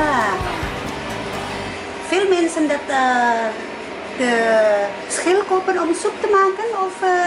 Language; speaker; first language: Dutch; non-native, learner; Indonesian